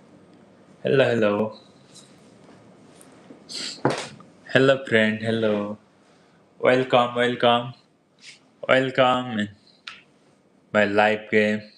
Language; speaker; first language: English; non-native, learner; Nepali